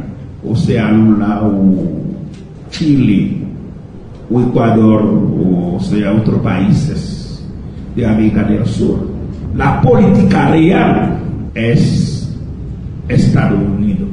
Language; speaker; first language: Spanish; non-native, local second language; Haitian Creole